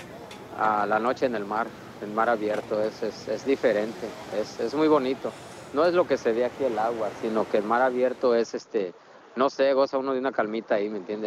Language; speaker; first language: Spanish; native; Spanish